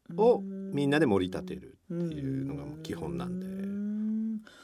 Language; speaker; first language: Japanese; early bilingual, other home language; Portuguese